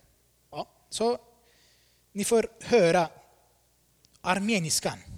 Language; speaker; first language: Swedish; non-native, fluent; Armenian